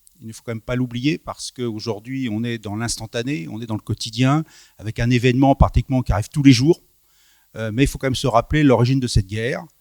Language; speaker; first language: French; native; French